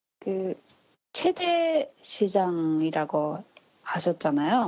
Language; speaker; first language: Korean; non-native, learner; Japanese